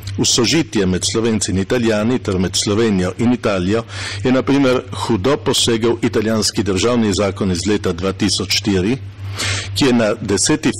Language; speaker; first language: Slovenian; native; Slovenian